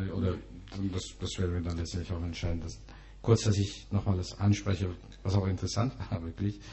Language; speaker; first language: German; non-native, fluent; Persian